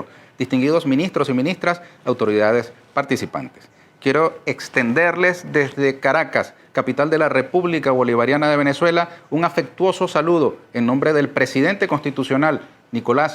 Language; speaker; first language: Spanish; native; Spanish